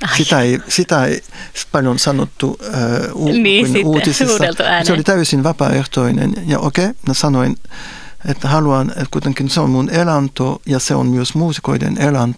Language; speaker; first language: Finnish; non-native, fluent; French